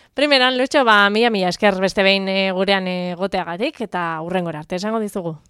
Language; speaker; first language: Basque; native; Basque